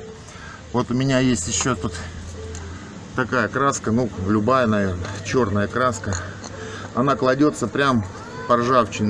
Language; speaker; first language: Russian; native; Russian